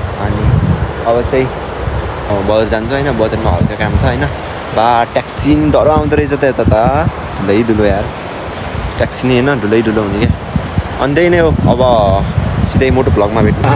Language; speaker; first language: Nepali; native; Nepali